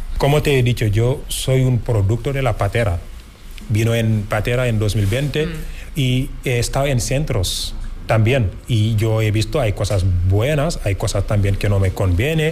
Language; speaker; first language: Spanish; non-native, fluent; Wolof